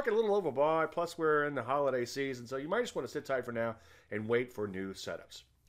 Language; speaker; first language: English; native; English